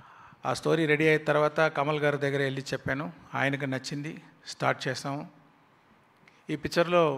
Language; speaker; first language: Telugu; non-native, learner; Tamil